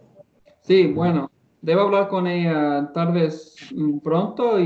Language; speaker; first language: Spanish; non-native, learner; English